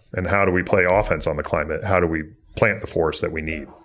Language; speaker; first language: English; native; English